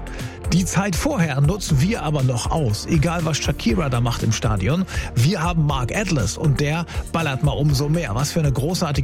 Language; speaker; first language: German; native; German